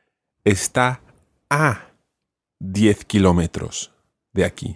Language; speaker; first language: Spanish; non-native, fluent; English